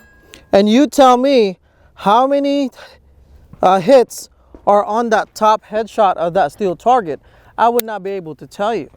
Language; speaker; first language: English; native; English